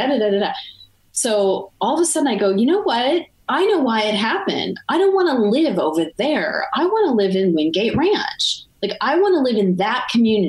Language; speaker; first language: English; native; English